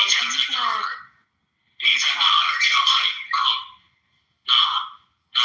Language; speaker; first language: Chinese; non-native, learner; English